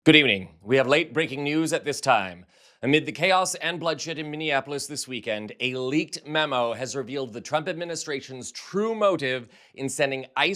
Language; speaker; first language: English; native; English